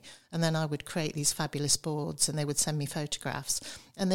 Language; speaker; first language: English; native; English